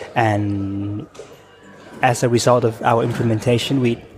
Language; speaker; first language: English; non-native, fluent; Thai